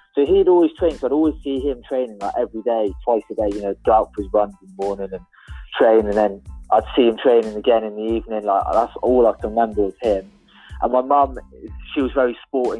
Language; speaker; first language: English; native; English